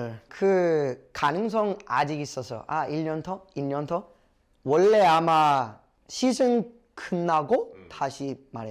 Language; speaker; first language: Korean; non-native, learner; English